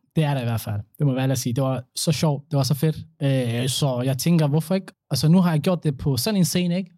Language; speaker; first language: Danish; early bilingual, other home language; Somali